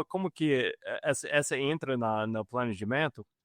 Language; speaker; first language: Portuguese; non-native, fluent; English